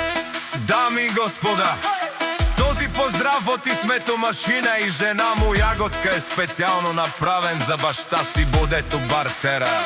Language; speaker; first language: Bulgarian; non-native, local second language; Romany